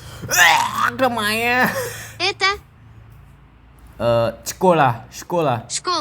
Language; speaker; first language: Russian; non-native, learner; Thai